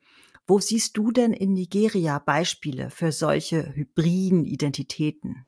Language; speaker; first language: German; native; German